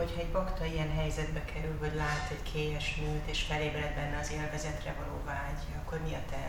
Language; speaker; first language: Hungarian; native; Hungarian